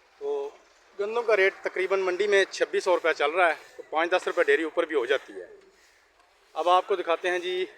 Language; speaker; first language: Urdu; non-native, local second language; Punjabi